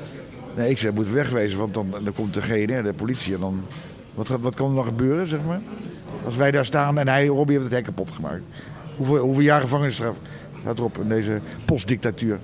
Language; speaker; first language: Dutch; native; Dutch